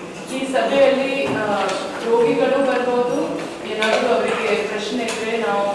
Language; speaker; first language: Kannada; non-native, fluent; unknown